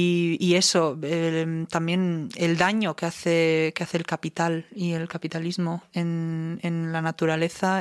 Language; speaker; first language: Spanish; non-native, fluent; German